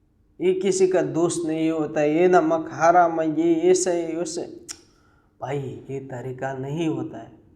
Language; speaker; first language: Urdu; non-native, learner; Pashto